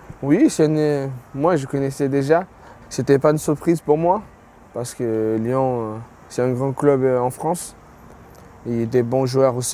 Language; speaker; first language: French; non-native, fluent; Portuguese